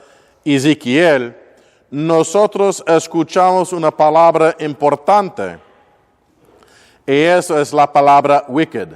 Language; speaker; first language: Spanish; non-native, learner; English